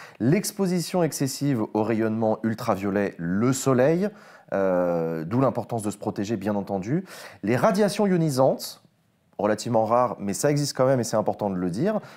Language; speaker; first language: French; native; French